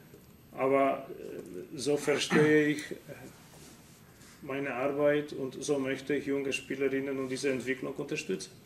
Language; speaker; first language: German; non-native, fluent; Polish